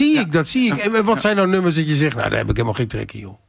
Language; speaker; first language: Dutch; native; Dutch